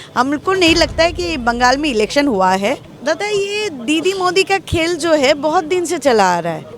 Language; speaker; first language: Hindi; non-native, local second language; Bangla